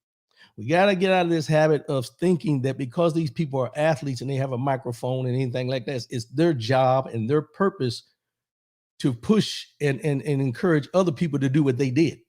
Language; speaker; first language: English; native; English